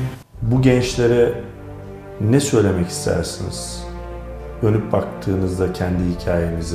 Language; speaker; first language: Turkish; native; Turkish